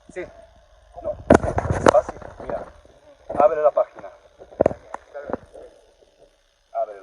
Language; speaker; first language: Spanish; non-native, learner; English